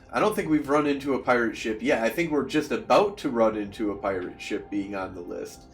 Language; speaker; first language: English; native; English